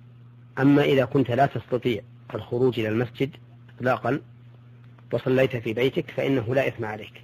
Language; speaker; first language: Arabic; native; Arabic